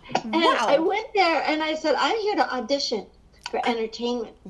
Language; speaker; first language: English; early bilingual, other home language; Hungarian